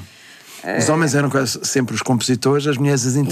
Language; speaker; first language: Portuguese; native; Portuguese